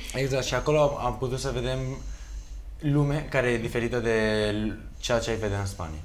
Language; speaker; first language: Romanian; early bilingual, other home language; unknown